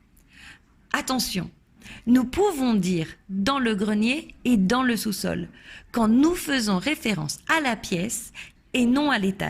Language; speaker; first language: French; native; French